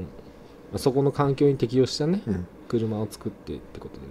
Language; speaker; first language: Japanese; native; Japanese